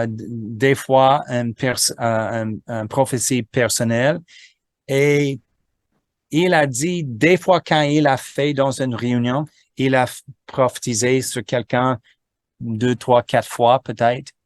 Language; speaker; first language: French; non-native, fluent; English